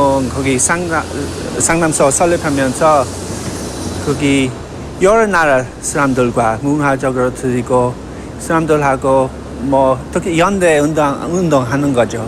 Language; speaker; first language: Korean; non-native, fluent; English